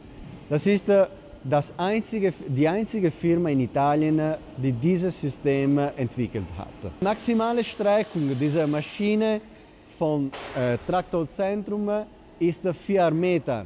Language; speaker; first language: German; non-native, fluent; Italian